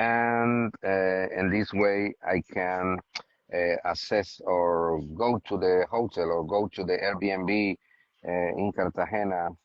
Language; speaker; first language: English; non-native, learner; Spanish